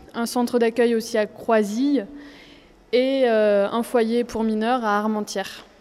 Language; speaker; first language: French; native; French